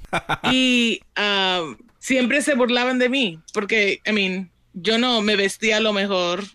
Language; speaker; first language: Spanish; early bilingual, heritage; Spanish